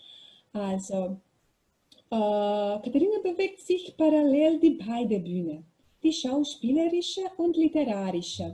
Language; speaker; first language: German; non-native, learner; Macedonian